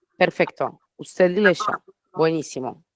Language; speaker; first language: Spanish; non-native, fluent; Portuguese